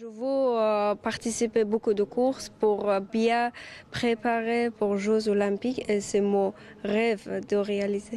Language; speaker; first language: French; non-native, learner; Persian